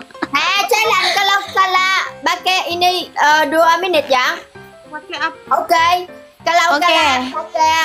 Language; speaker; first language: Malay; non-native, learner; Vietnamese